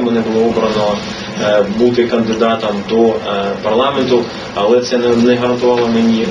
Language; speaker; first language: Ukrainian; native; Ukrainian